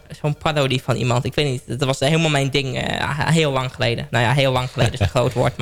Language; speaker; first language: Dutch; native; Dutch